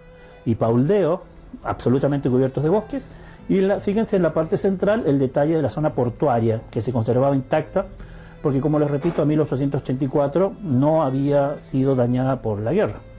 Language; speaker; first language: Spanish; native; Spanish